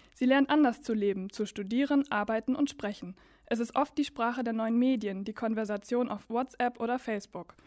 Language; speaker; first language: German; native; German